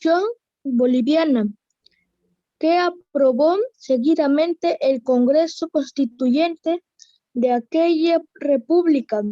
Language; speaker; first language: Spanish; native; Spanish